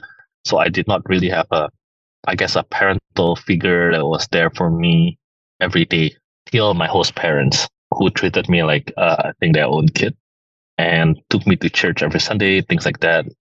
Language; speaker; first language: English; early bilingual, other home language; Indonesian